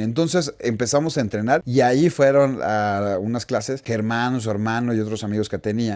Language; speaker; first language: Spanish; native; Spanish